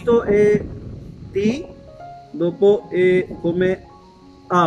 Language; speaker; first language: Italian; non-native, learner; Urdu